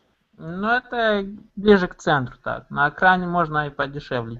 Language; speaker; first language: Russian; non-native, local second language; Romanian